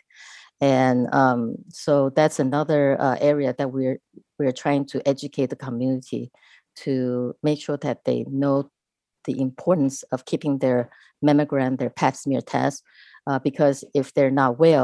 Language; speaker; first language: English; non-native, fluent; Chinese